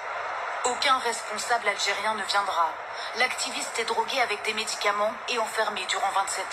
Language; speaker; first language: French; native; French